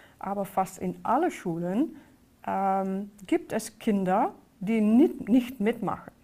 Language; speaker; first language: German; non-native, fluent; Dutch